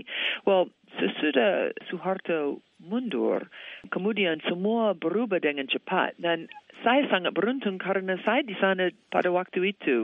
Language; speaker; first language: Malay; non-native, fluent; English